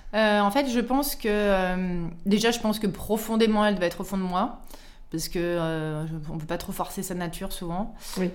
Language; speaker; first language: French; native; French